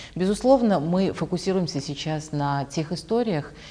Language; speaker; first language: Russian; native; Russian